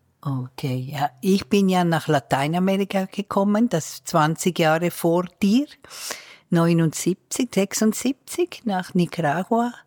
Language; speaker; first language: German; native; German